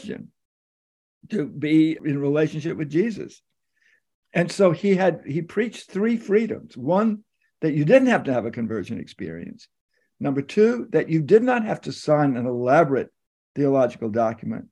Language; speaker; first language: English; native; English